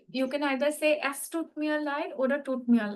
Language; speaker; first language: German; non-native, fluent; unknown